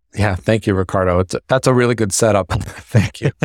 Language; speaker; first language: English; native; English